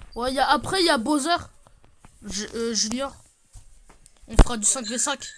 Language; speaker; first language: French; native; French